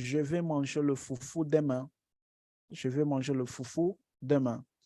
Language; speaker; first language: French; non-native, fluent; Portuguese